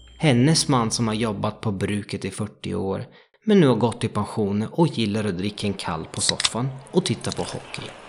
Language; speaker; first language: Swedish; non-native, fluent; Italian